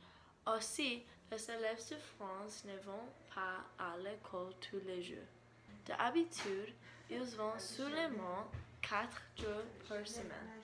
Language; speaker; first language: French; non-native, learner; English